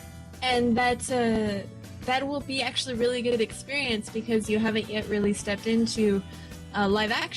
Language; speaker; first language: English; native; English